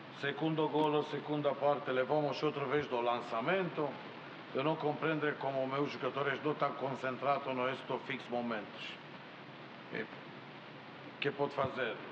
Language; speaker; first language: Portuguese; non-native, learner; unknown